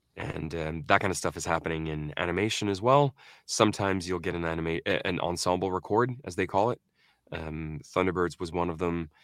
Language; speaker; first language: English; early bilingual, other home language; Norwegian